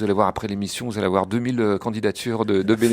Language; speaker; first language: French; native; French